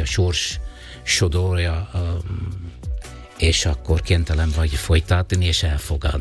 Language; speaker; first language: Hungarian; non-native, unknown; Italian